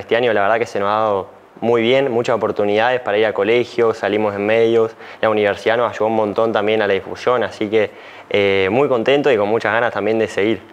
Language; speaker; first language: Spanish; native; Spanish